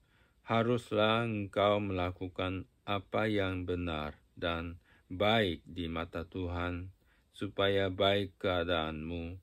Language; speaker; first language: Indonesian; non-native, fluent; Japanese